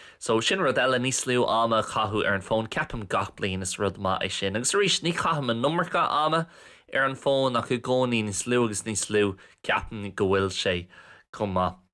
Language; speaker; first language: Irish; non-native, local second language; English